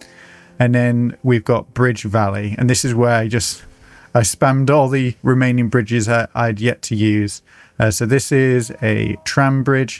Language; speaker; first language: English; native; English